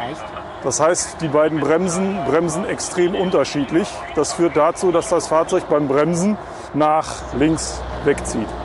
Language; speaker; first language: German; native; German